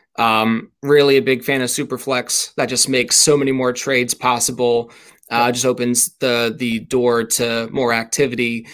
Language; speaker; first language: English; native; English